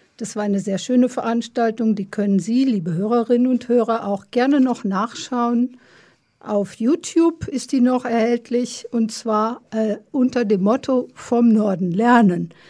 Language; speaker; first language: German; native; German